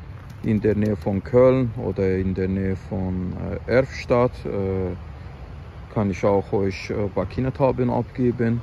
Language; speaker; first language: German; non-native, fluent; Azerbaijani